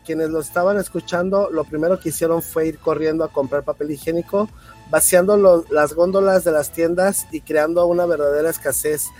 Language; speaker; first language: Spanish; native; Spanish